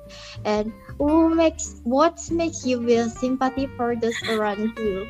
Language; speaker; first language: English; non-native, learner; Indonesian